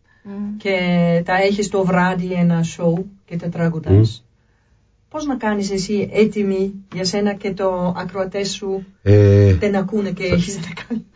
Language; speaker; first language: Greek; non-native, learner; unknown